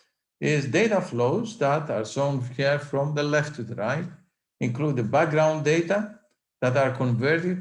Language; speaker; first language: English; non-native, fluent; Greek